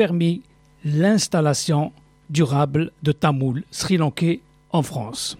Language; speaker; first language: French; non-native, local second language; Arabic